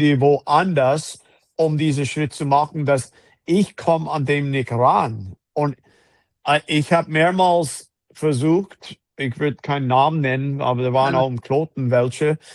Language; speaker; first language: German; non-native, fluent; English